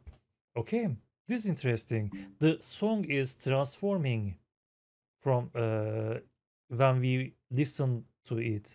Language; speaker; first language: English; non-native, fluent; Turkish